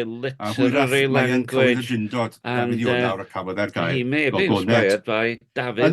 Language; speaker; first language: Welsh; native; Welsh